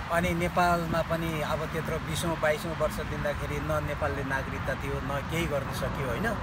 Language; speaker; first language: Nepali; native; Nepali